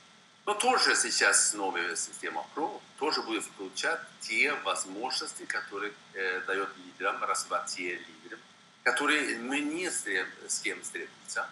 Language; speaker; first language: Russian; non-native, fluent; Swedish